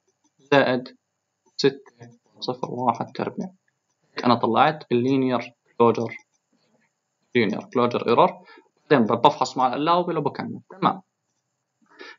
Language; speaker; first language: Arabic; native; Arabic